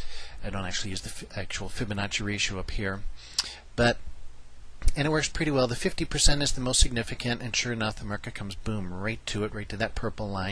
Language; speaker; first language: English; native; English